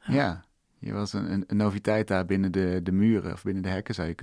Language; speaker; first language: Dutch; native; Dutch